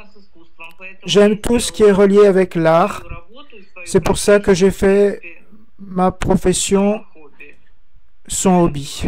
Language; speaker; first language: French; non-native, fluent; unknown